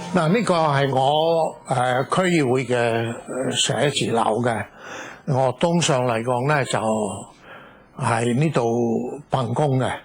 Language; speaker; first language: Cantonese; non-native, fluent; Italian